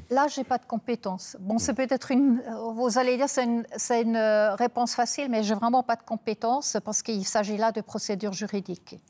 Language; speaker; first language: French; non-native, local second language; German